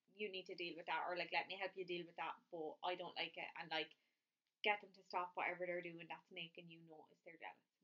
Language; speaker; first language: English; native; English